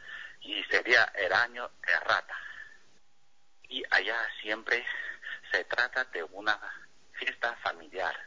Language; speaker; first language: Spanish; non-native, fluent; Chinese